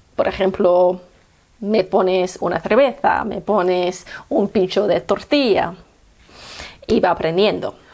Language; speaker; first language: Spanish; non-native, fluent; English